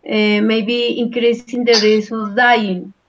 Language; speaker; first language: English; non-native, learner; Spanish